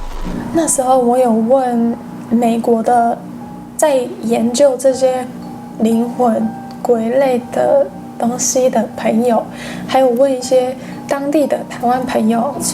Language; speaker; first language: Chinese; non-native, fluent; English